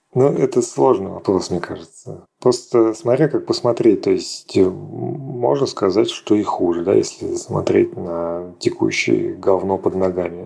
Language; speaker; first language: Russian; native; Russian